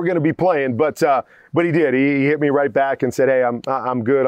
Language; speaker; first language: English; native; English